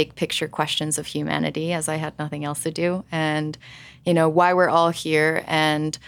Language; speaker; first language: English; early bilingual, other home language; Finnish